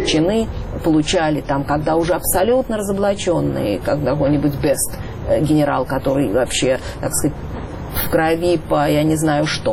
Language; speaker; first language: Russian; native; Russian